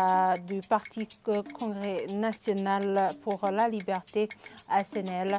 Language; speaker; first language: French; non-native, local second language; Rundi